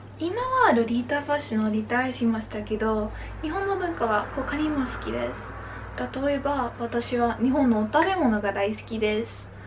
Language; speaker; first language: Japanese; non-native, learner; Dutch